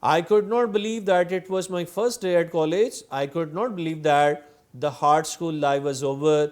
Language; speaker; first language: English; non-native, local second language; Urdu